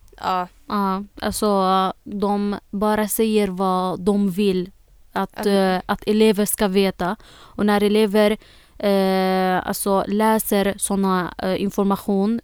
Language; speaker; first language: Swedish; non-native, fluent; Arabic